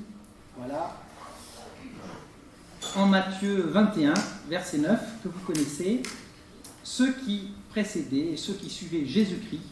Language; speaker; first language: French; native; French